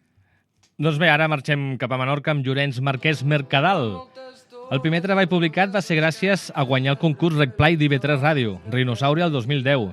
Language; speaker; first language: Catalan; native; Catalan